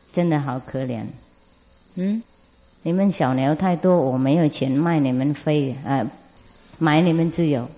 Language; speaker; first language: Chinese; non-native, fluent; Vietnamese